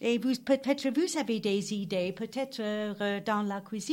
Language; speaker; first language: French; non-native, learner; English